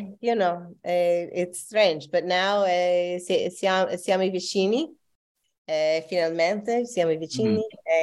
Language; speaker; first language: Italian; non-native, learner; English